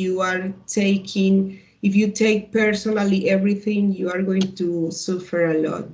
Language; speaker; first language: English; non-native, learner; Spanish